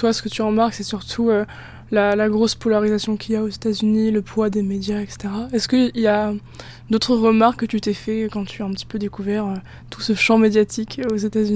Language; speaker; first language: French; native; French